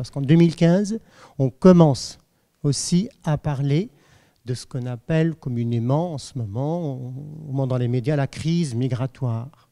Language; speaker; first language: French; non-native, fluent; Arabic